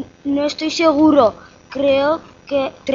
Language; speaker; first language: Spanish; native; Spanish